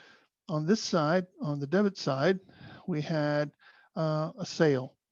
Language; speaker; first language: English; native; English